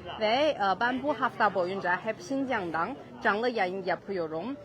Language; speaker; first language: Turkish; non-native, learner; Chinese